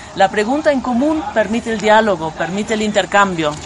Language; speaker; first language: Spanish; non-native, fluent; German